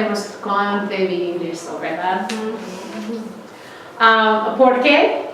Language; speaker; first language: Spanish; non-native, fluent; English